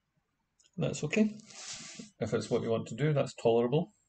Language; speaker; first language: English; native; English